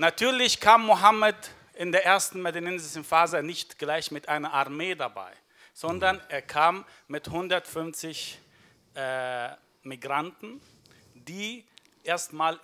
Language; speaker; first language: German; non-native, fluent; Arabic